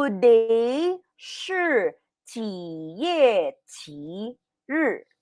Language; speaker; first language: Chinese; non-native, learner; Filipino